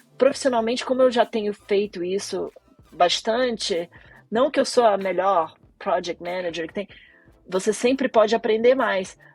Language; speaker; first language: Portuguese; early bilingual, other home language; Spanish